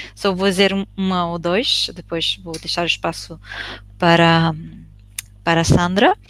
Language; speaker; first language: Portuguese; non-native, fluent; Italian